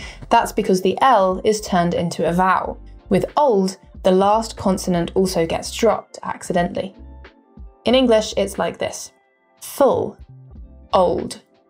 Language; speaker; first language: English; native; English